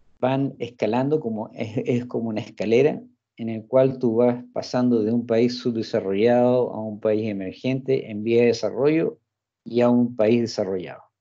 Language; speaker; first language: Spanish; early bilingual, heritage; Spanish